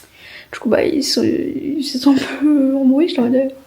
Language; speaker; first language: French; native; French